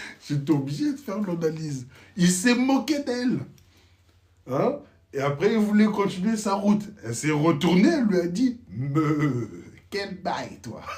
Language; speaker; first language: French; native; French